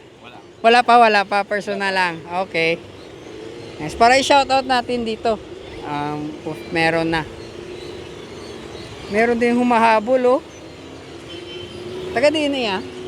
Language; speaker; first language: Filipino; native; Filipino